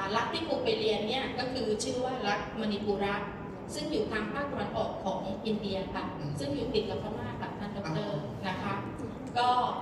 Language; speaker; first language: Thai; non-native, local second language; Northeastern Thai